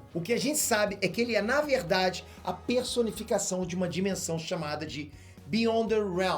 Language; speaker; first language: Portuguese; native; Portuguese